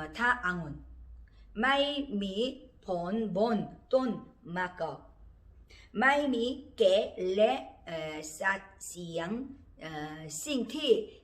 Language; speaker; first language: Thai; non-native, learner; Korean